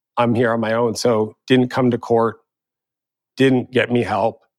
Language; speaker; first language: English; native; English